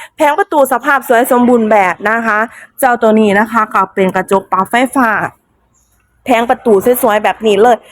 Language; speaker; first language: Thai; native; Thai